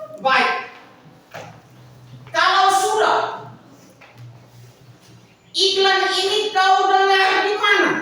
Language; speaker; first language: Indonesian; native; Indonesian